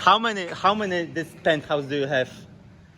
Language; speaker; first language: English; non-native, learner; Polish